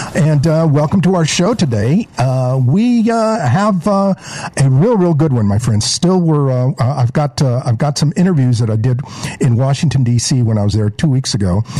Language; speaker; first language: English; native; English